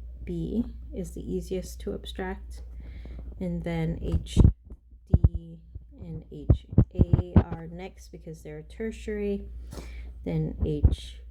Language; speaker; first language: English; native; English